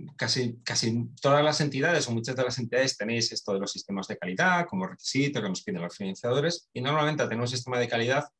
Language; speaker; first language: Spanish; native; Spanish